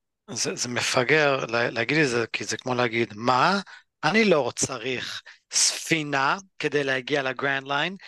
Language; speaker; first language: Hebrew; early bilingual, other home language; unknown